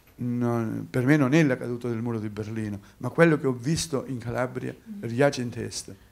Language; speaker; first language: Italian; native; Italian